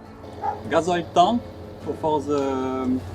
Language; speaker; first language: English; non-native, learner; French